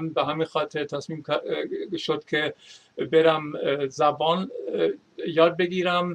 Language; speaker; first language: Persian; non-native, fluent; German